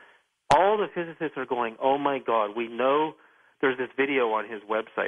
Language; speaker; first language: English; native; English